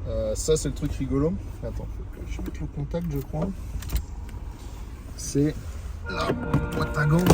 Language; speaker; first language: French; native; French